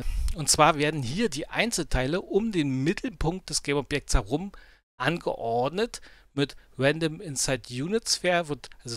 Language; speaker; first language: German; native; German